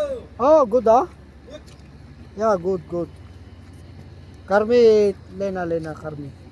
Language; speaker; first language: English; non-native, learner; Filipino